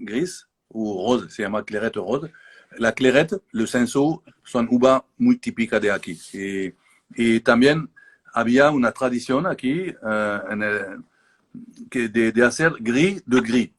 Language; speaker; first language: Spanish; non-native, learner; French